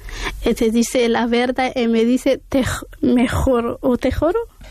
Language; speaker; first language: Spanish; non-native, learner; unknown